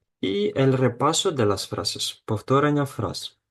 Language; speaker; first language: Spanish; non-native, fluent; Ukrainian